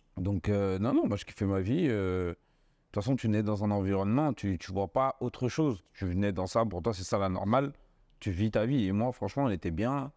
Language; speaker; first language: French; early bilingual, other home language; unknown